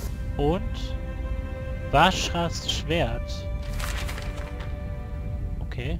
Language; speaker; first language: German; native; German